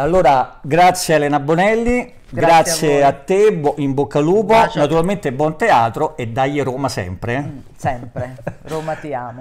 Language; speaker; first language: Italian; native; Italian